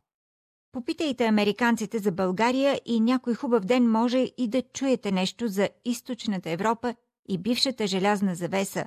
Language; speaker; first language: Bulgarian; native; Bulgarian